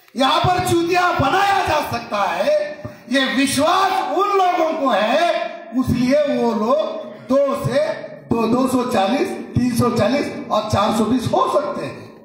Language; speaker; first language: Hindi; non-native, local second language; Marathi